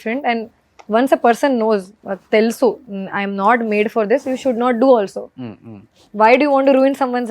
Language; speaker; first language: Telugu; non-native, fluent; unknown